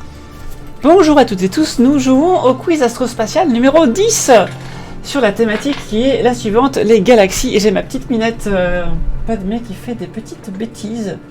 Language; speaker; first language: French; native; French